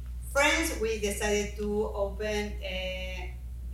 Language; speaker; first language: English; non-native, fluent; Spanish